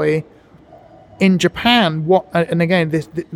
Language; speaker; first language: English; native; English